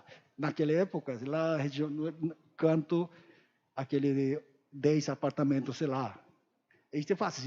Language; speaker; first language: Portuguese; non-native, learner; Korean